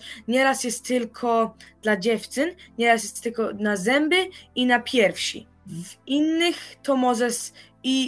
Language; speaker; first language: Polish; early bilingual, heritage; Polish